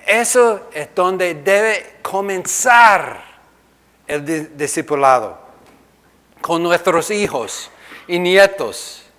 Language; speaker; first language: Spanish; non-native, fluent; English